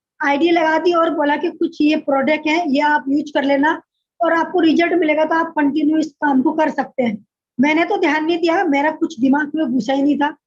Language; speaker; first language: Hindi; native; Hindi